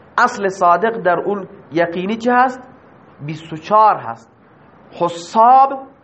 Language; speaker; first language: Persian; non-native, local second language; Baluchi